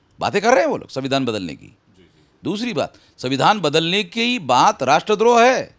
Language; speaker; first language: Hindi; native; Hindi